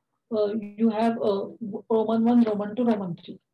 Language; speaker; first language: English; non-native, local second language; Marathi